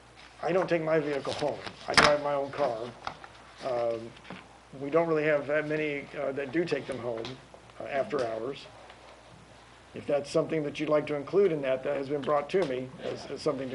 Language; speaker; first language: English; native; English